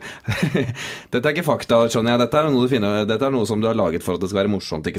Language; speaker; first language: Norwegian; native; Norwegian